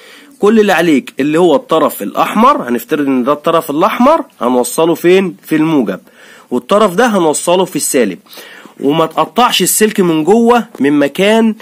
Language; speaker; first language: Arabic; native; Arabic